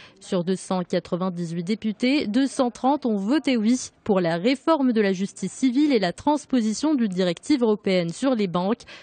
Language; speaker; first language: French; non-native, local second language; Arabic